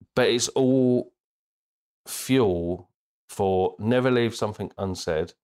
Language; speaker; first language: English; native; English